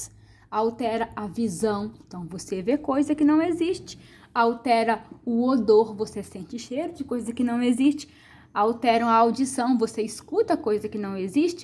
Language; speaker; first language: Portuguese; native; Portuguese